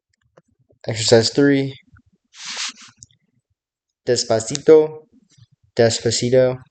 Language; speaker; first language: Spanish; non-native, learner; English